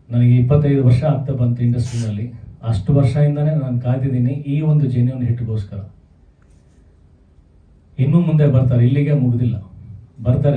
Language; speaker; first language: Kannada; native; Kannada